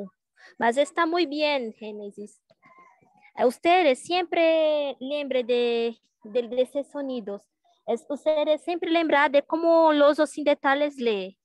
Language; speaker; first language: Spanish; non-native, learner; Portuguese